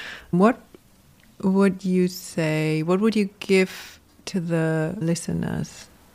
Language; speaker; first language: English; non-native, fluent; German